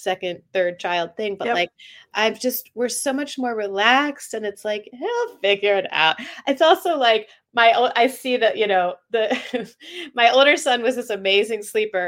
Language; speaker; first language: English; native; English